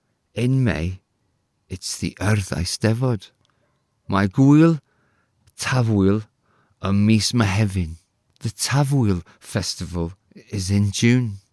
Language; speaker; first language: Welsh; non-native, learner; English